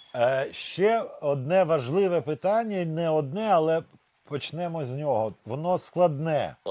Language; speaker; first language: Ukrainian; native; Ukrainian